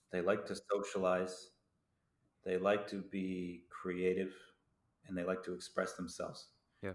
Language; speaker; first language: English; native; English